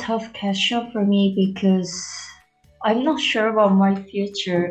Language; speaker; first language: English; non-native, learner; Korean